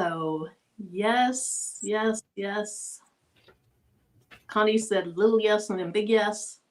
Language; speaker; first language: English; native; English